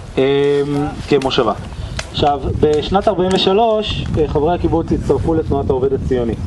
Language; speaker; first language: Hebrew; native; Hebrew